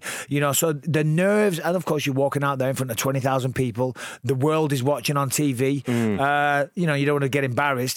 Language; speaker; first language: English; native; English